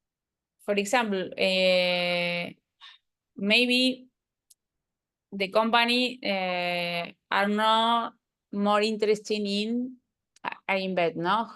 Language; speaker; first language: English; non-native, learner; Spanish